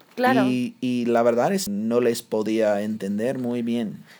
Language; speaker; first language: Spanish; non-native, fluent; English